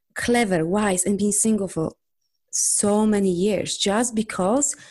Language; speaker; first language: English; non-native, fluent; Polish